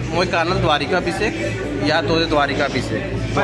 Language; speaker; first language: Russian; non-native, learner; Hindi